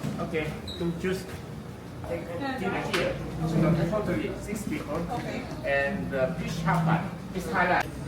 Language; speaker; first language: English; non-native, fluent; Korean